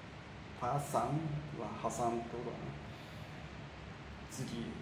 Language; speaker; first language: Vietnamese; non-native, learner; Japanese